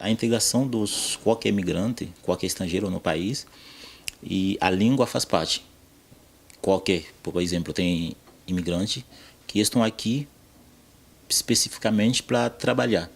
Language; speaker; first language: Portuguese; non-native, fluent; Haitian Creole